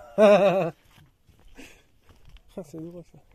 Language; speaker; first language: French; native; French